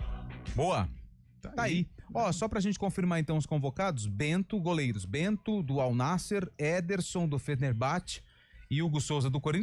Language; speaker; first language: Portuguese; native; Portuguese